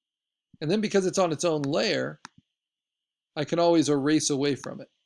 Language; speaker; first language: English; native; English